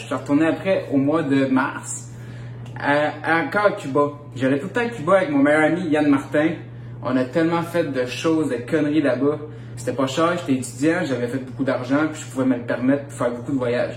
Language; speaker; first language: French; native; French